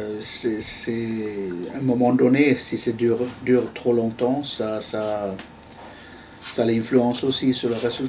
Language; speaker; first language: French; non-native, fluent; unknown